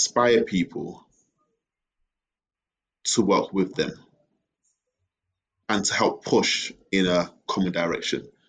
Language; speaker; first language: English; native; English